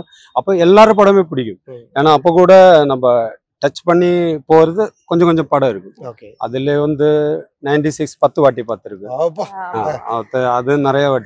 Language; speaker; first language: Tamil; non-native, learner; Malayalam